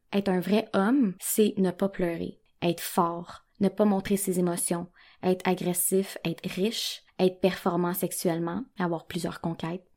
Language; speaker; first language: French; native; French